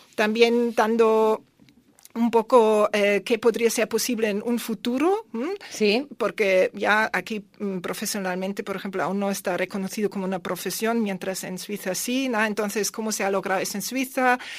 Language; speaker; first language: Spanish; non-native, fluent; German